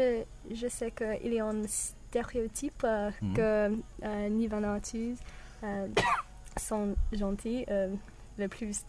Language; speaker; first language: French; non-native, learner; English